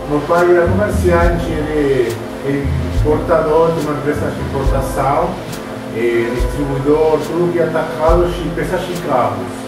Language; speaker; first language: Portuguese; non-native, fluent; Spanish